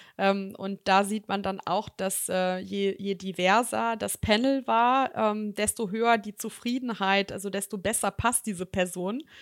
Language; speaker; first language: German; early bilingual, other home language; Serbian